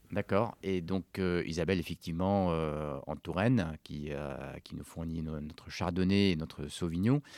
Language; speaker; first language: French; non-native, local second language; Arabic